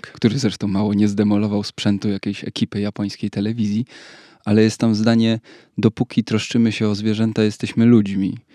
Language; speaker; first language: Polish; native; Polish